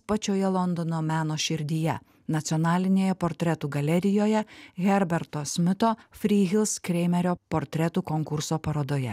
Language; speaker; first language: Lithuanian; native; Lithuanian